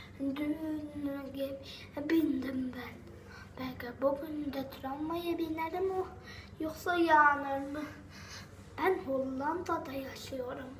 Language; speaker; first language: Turkish; non-native, learner; Dutch